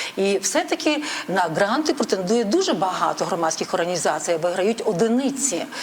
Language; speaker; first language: Ukrainian; native; Ukrainian